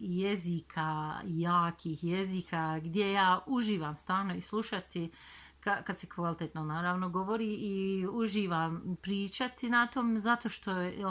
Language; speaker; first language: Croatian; non-native, fluent; Turkish